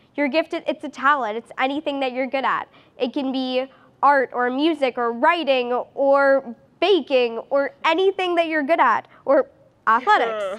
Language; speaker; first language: English; native; English